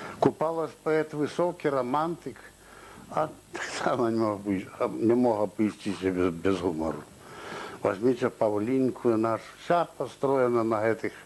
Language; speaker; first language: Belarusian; native; Belarusian